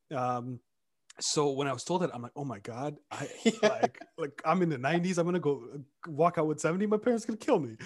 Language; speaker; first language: English; early bilingual, other home language; Romanian